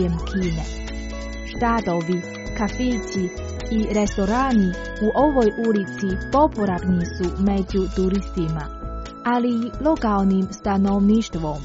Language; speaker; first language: Croatian; native; Croatian